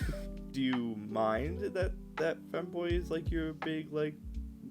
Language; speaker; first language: English; native; English